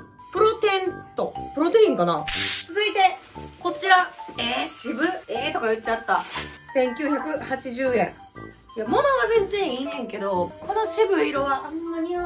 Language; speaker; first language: Japanese; native; Japanese